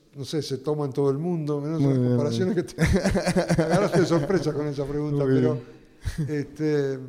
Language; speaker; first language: Spanish; native; Spanish